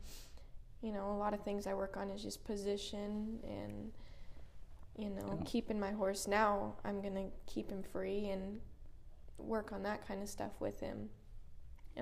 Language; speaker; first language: English; native; English